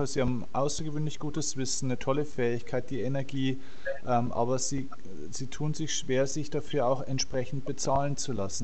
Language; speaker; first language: German; native; German